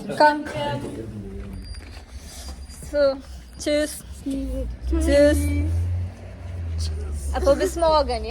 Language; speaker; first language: German; non-native, learner; Malayalam